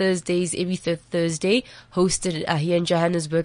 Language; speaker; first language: English; non-native, local second language; Southern Sotho